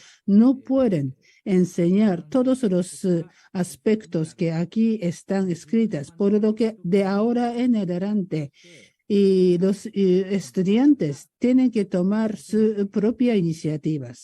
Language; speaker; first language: Spanish; non-native, learner; Japanese